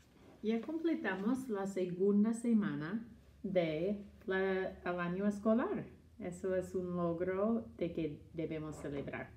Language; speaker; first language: Spanish; non-native, fluent; English